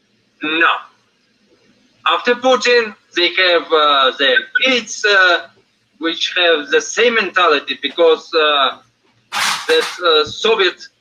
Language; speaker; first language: English; non-native, fluent; Russian